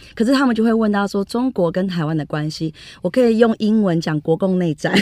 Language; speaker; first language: Chinese; native; Chinese